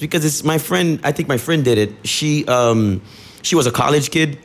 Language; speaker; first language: English; early bilingual, other home language; Haitian Creole